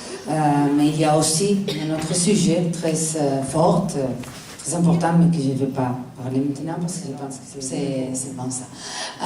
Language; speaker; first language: French; non-native, fluent; Spanish